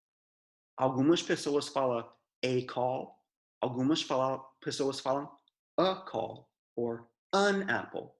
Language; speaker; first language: Portuguese; non-native, fluent; English